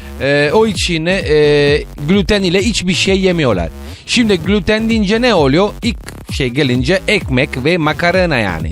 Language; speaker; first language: Turkish; non-native, learner; Italian